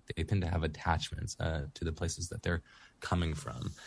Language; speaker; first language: English; native; English